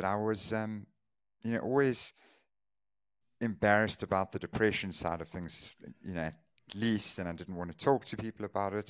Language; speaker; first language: English; native; English